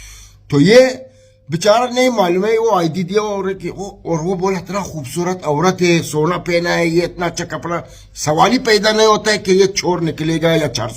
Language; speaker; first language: Hindi; non-native, fluent; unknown